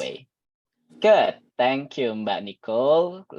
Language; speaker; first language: English; non-native, fluent; Indonesian